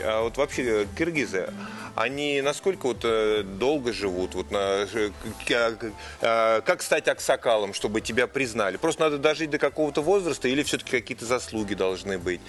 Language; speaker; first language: Russian; native; Russian